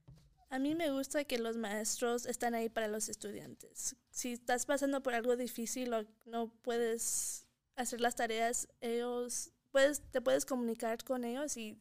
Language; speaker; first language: Spanish; early bilingual, heritage; Spanish